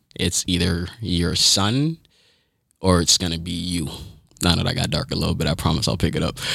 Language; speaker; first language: English; early bilingual, other home language; Haitian Creole